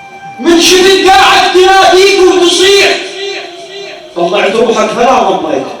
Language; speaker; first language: Arabic; native; Arabic